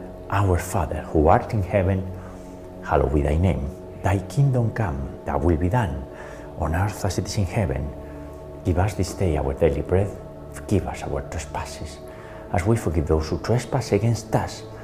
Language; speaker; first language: English; non-native, fluent; Spanish